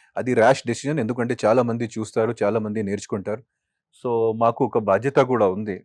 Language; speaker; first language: Telugu; non-native, fluent; Hindi